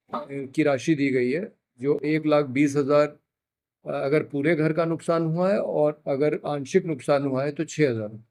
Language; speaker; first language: Hindi; native; Hindi